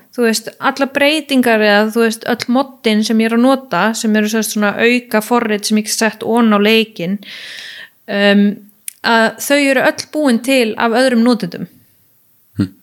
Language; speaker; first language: Icelandic; early bilingual, heritage; Icelandic